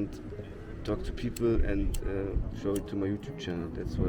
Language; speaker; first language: English; non-native, fluent; German